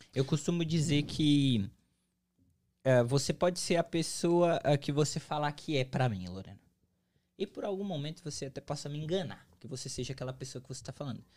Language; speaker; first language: Portuguese; native; Portuguese